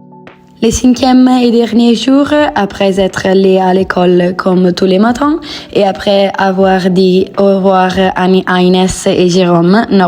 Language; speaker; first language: French; non-native, learner; Italian